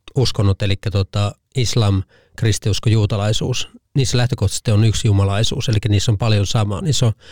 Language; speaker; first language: Finnish; native; Finnish